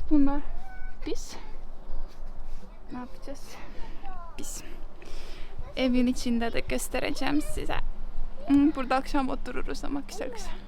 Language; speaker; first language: Turkish; non-native, learner; Estonian